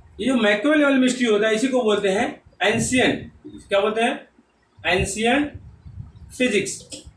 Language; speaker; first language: Hindi; native; Hindi